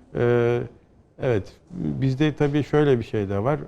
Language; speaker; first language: Turkish; native; Turkish